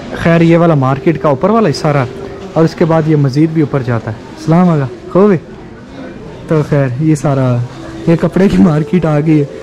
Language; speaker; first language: Urdu; non-native, local second language; Punjabi